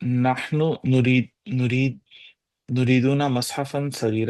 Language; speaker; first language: Arabic; non-native, learner; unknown